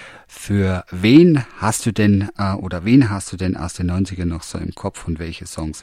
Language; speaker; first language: German; native; German